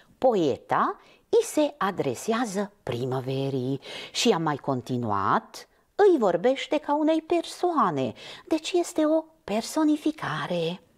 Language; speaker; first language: Romanian; non-native, local second language; Hungarian